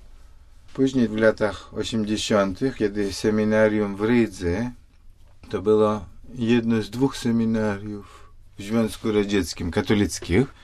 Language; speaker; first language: Polish; non-native, fluent; Russian